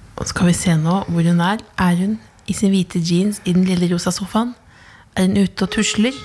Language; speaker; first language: Norwegian; native; Norwegian